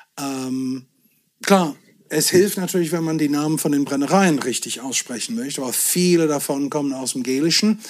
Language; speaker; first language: German; non-native, fluent; English